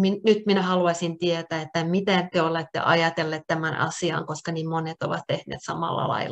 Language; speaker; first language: Finnish; non-native, local second language; Swedish